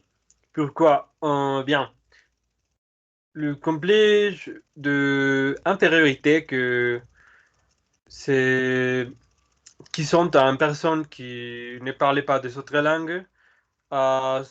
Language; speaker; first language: French; non-native, learner; Spanish